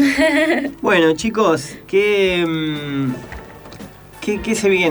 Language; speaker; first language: Spanish; native; Spanish